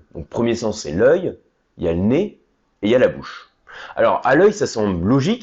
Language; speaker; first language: French; native; French